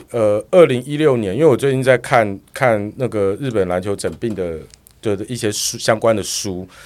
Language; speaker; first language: Chinese; native; Chinese